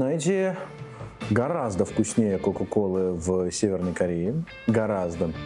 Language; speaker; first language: Russian; native; Russian